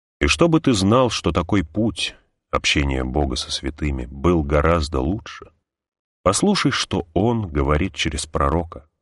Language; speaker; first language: Russian; native; Russian